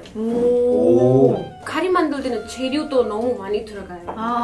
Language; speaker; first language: Korean; non-native, fluent; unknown